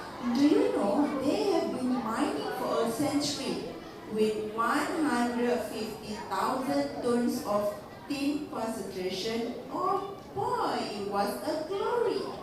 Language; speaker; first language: English; non-native, local second language; Malay